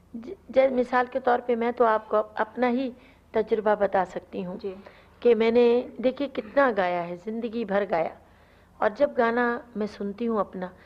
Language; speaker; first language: Urdu; non-native, local second language; Punjabi